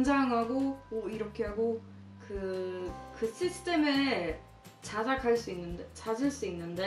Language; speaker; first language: Korean; non-native, fluent; Swedish